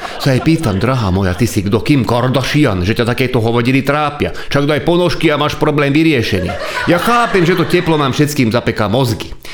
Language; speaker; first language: Slovak; non-native, local second language; Hungarian